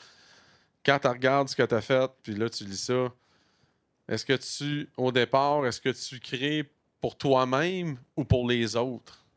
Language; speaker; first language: French; native; French